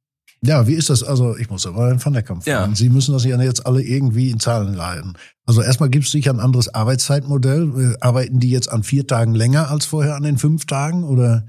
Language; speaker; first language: German; native; German